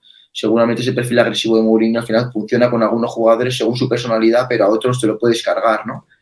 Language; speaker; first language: Spanish; native; Spanish